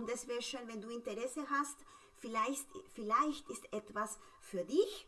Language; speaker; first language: German; non-native, fluent; Spanish